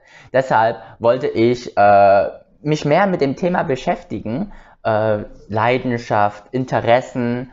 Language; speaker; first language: German; early bilingual, other home language; Vietnamese